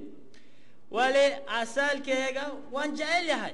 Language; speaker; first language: Somali; non-native, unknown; Spanish